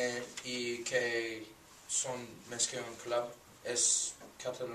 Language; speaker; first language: Spanish; non-native, learner; English